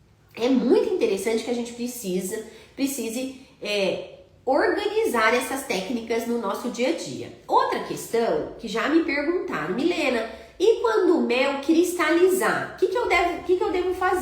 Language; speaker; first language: Portuguese; native; Portuguese